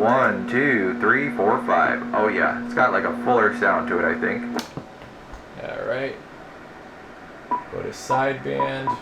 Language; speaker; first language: English; native; English